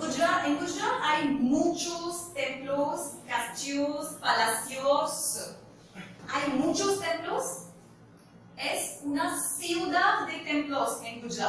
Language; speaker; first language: Spanish; non-native, learner; Gujarati